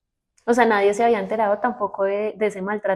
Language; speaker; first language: Spanish; native; Spanish